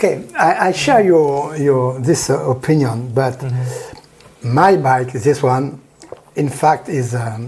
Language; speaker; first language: English; non-native, learner; French